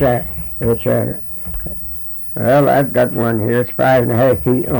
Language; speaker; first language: English; native; English